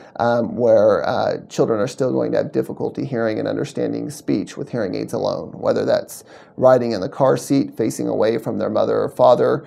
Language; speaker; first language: English; native; English